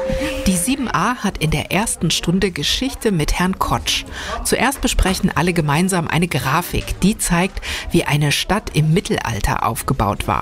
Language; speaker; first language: German; native; German